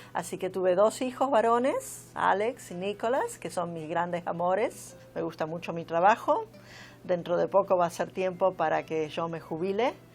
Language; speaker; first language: Spanish; native; Spanish